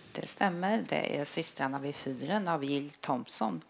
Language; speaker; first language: Swedish; native; Swedish